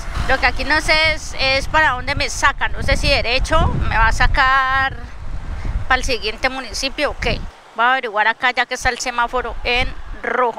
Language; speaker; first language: Spanish; native; Spanish